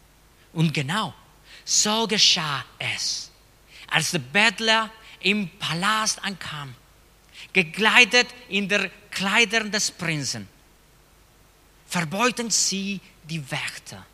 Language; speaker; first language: German; non-native, fluent; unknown